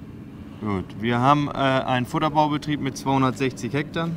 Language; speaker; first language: German; native; German